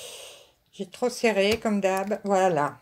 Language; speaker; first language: French; native; French